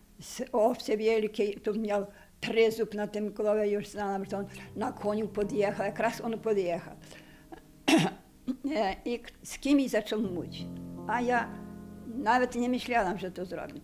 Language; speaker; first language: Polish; non-native, local second language; Ukrainian